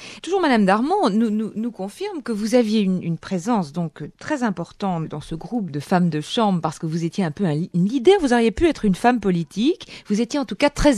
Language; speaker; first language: French; native; French